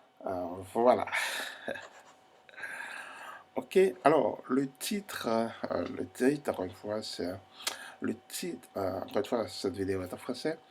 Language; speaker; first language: French; non-native, fluent; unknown